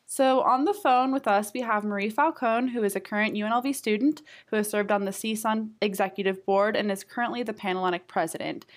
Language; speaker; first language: English; native; English